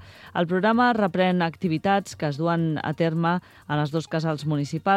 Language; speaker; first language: Catalan; native; Catalan